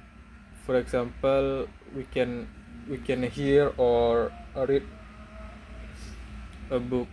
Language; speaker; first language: English; non-native, learner; Indonesian